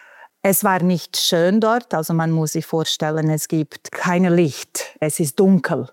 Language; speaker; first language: German; non-native, fluent; Bosnian